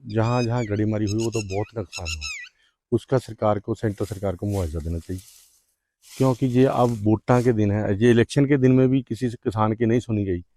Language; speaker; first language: Hindi; non-native, local second language; Punjabi